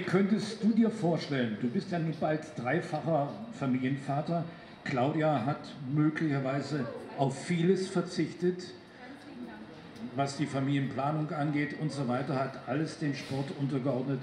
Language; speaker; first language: German; native; German